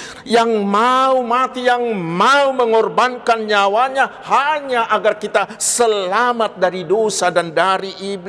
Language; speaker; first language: Indonesian; non-native, local second language; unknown